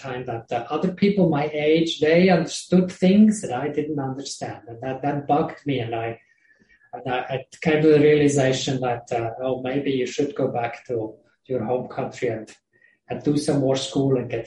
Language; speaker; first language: English; non-native, fluent; Swiss German